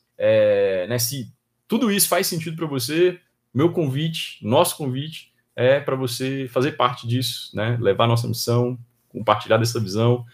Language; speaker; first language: Portuguese; native; Portuguese